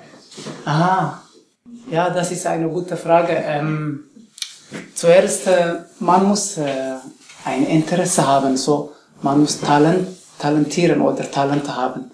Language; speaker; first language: German; non-native, learner; Tigrinya